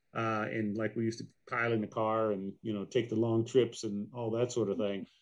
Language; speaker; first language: English; native; English